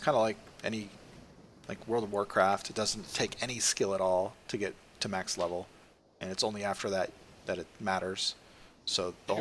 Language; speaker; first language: English; native; English